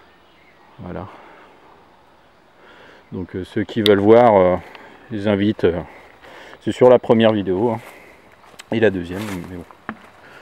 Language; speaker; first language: French; native; French